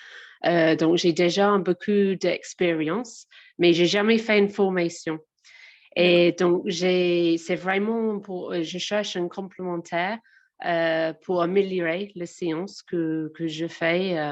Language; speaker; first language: French; non-native, learner; English